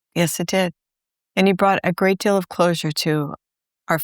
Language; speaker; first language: English; native; English